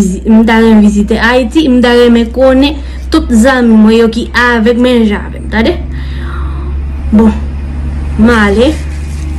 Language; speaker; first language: Haitian Creole; non-native, learner; Spanish